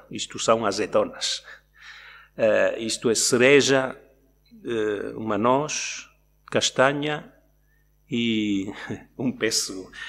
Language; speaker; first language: Portuguese; native; Portuguese